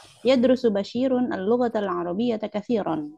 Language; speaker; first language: Arabic; non-native, learner; Indonesian